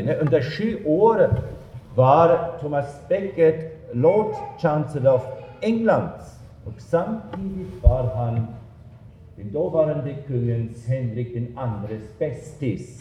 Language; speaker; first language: Swedish; non-native, fluent; German